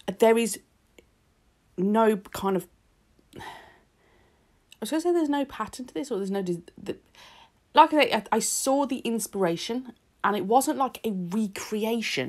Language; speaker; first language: English; native; English